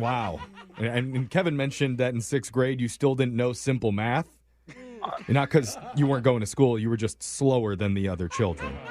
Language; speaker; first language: English; native; English